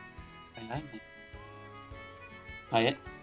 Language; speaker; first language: Japanese; non-native, learner; Spanish